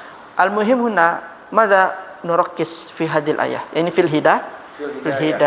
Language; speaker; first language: Arabic; non-native, learner; Malay